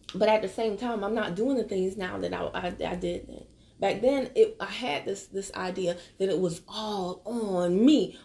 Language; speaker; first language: English; native; English